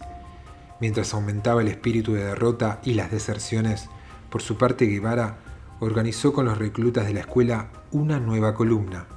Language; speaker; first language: Spanish; native; Spanish